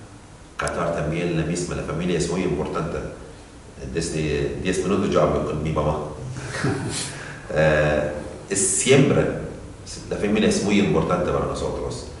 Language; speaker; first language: Spanish; non-native, learner; Arabic